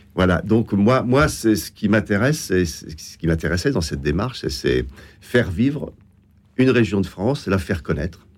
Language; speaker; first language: French; native; French